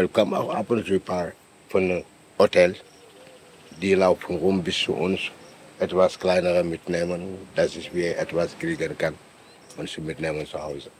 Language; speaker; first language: German; non-native, learner; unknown